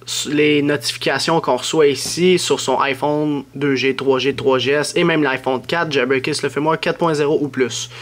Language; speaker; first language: French; native; French